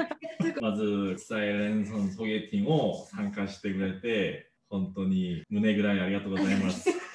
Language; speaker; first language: Japanese; non-native, fluent; Korean